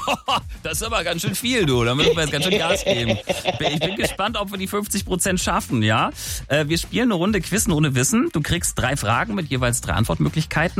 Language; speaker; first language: German; native; German